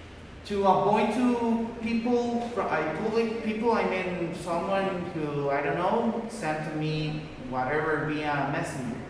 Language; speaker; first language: English; non-native, fluent; Spanish